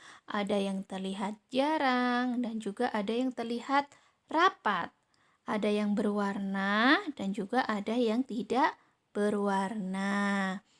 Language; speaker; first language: Indonesian; native; Indonesian